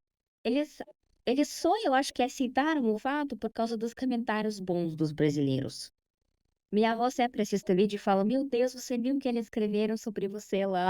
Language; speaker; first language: Portuguese; non-native, fluent; Russian